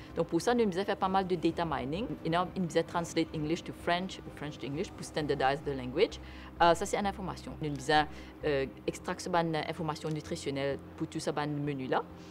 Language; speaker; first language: French; non-native, local second language; Morisyen